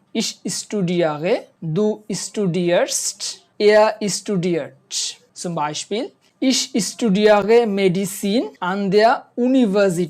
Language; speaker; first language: German; non-native, fluent; Bangla